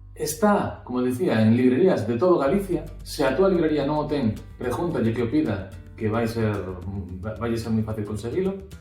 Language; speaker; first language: Galician; native; Galician